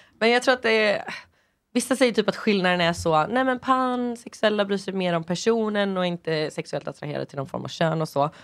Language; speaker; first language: Swedish; early bilingual, other home language; English